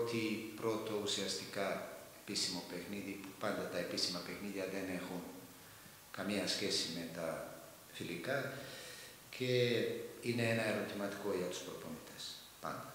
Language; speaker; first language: Greek; non-native, fluent; Serbian